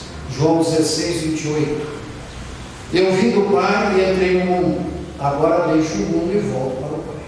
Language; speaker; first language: Portuguese; native; Portuguese